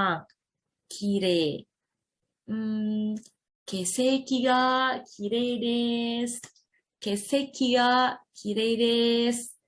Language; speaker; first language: Japanese; non-native, fluent; Indonesian